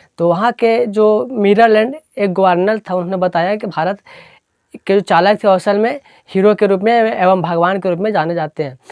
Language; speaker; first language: Hindi; native; Hindi